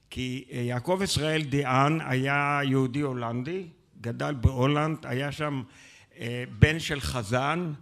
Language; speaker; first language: Hebrew; native; Hebrew